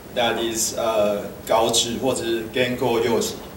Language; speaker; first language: English; non-native, fluent; Chinese